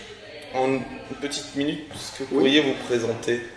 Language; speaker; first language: French; native; French